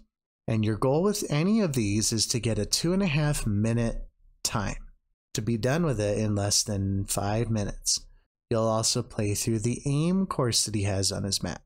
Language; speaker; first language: English; native; English